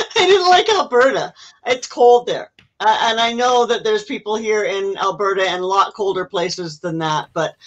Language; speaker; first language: English; native; English